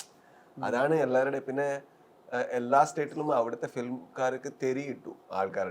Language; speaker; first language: Malayalam; non-native, learner; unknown